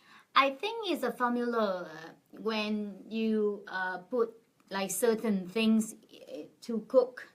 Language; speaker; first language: English; non-native, fluent; Vietnamese